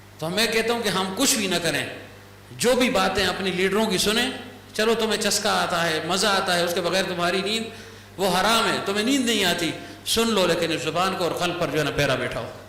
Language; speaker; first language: Urdu; non-native, local second language; Pashto